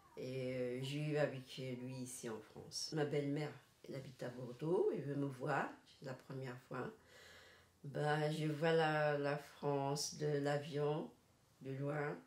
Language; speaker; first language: French; non-native, local second language; Arabic